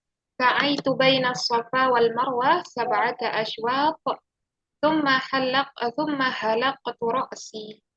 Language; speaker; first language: Arabic; non-native, fluent; Indonesian